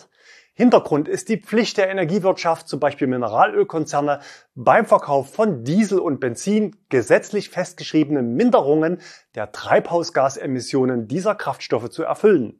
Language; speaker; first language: German; native; German